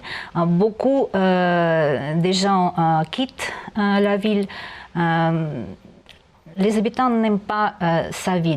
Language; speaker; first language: French; non-native, learner; Russian